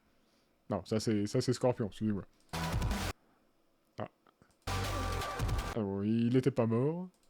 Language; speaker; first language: French; native; French